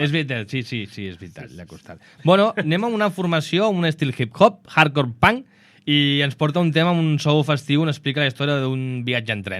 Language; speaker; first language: Catalan; native; Catalan